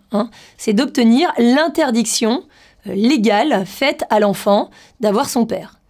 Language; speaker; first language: French; native; French